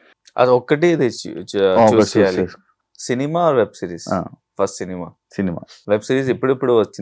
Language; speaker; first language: Telugu; non-native, learner; Hindi